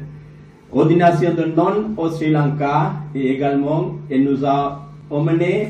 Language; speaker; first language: French; non-native, learner; Sinhala